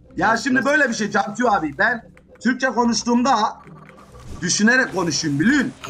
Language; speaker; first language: Turkish; early bilingual, heritage; Turkish